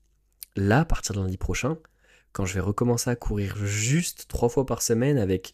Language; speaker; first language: French; native; French